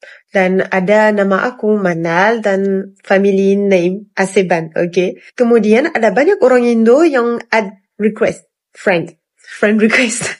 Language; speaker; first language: Indonesian; non-native, fluent; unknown